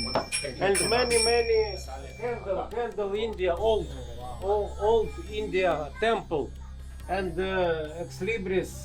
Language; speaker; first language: English; non-native, learner; Russian